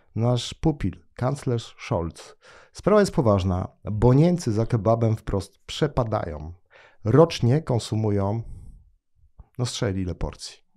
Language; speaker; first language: Polish; native; Polish